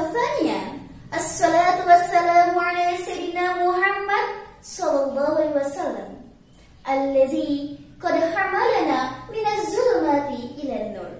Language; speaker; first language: Arabic; non-native, learner; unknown